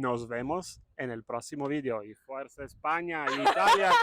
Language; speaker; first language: Spanish; non-native, fluent; Italian